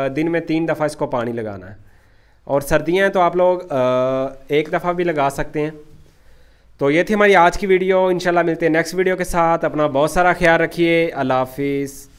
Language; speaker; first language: Urdu; non-native, local second language; Punjabi